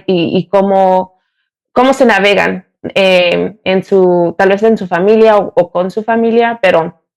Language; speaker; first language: Spanish; early bilingual, heritage; Spanish